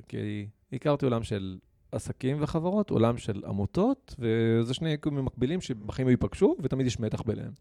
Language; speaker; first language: Hebrew; non-native, local second language; Arabic